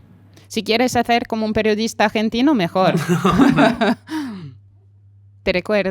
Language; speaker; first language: Spanish; non-native, fluent; French